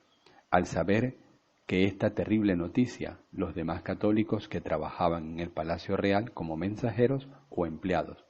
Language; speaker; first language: Spanish; native; Spanish